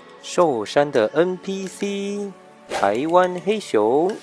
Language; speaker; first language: Chinese; native; Chinese